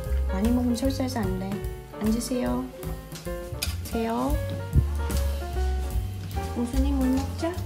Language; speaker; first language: Korean; non-native, learner; Dutch